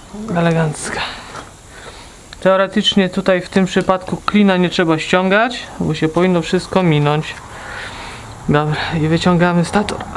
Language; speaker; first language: Polish; native; Polish